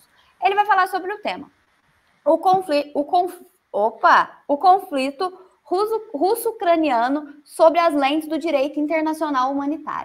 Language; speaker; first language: Portuguese; native; Portuguese